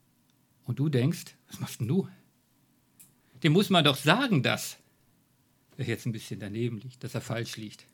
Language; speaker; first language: German; native; German